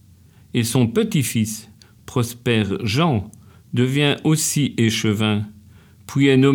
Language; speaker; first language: French; native; French